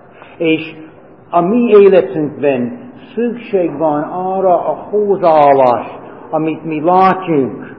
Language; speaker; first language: Hungarian; non-native, fluent; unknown